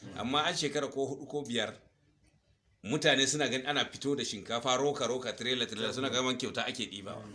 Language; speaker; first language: Hausa; non-native, local second language; Fula